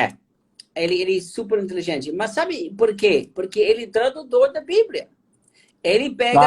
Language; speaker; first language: Portuguese; non-native, fluent; German